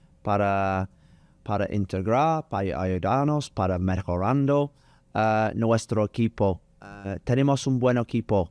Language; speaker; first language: Spanish; non-native, learner; English